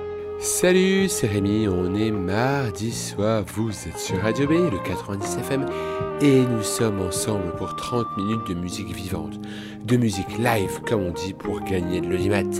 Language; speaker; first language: French; native; French